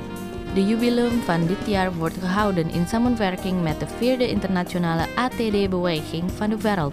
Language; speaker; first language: Dutch; non-native, fluent; Indonesian